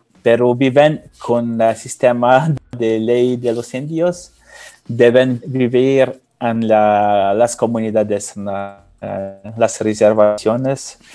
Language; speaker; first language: Spanish; non-native, learner; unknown